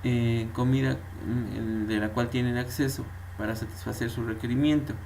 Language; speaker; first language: Spanish; native; Spanish